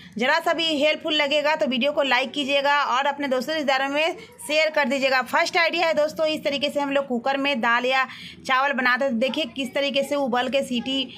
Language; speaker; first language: Hindi; native; Hindi